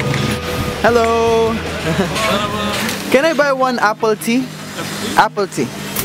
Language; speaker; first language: English; non-native, local second language; Filipino